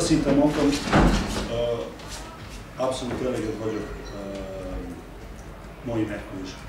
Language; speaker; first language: Hungarian; non-native, learner; Serbian